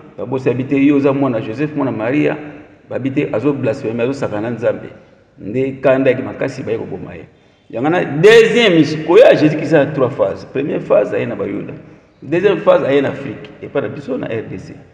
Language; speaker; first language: Lingala; non-native, local second language; Kongo